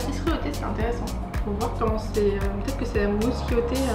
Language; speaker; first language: French; native; French